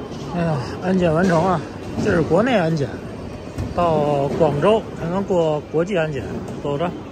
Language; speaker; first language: Chinese; native; Chinese